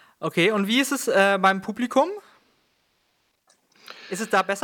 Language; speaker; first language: German; native; German